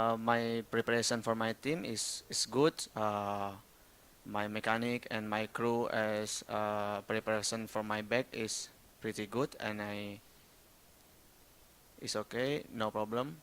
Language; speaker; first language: English; non-native, learner; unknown